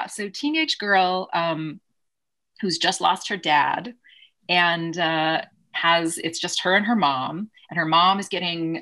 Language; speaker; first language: English; native; English